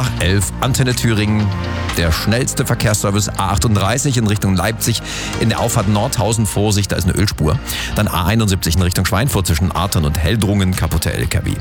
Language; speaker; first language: German; native; German